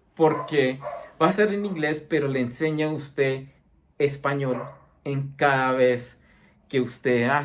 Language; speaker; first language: Spanish; early bilingual, heritage; Spanish